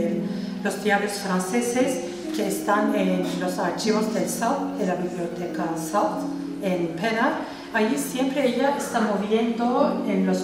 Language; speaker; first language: Spanish; non-native, fluent; Turkish